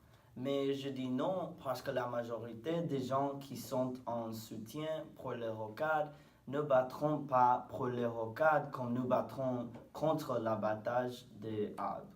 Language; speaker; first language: French; non-native, learner; English